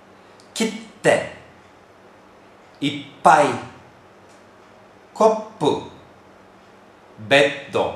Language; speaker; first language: Japanese; non-native, fluent; Turkish